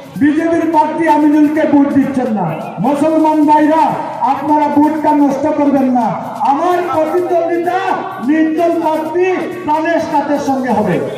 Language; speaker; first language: Bangla; native; Bangla